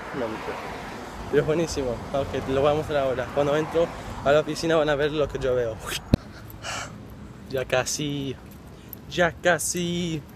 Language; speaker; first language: Spanish; early bilingual, other home language; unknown